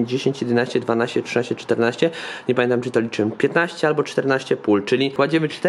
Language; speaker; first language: Polish; native; Polish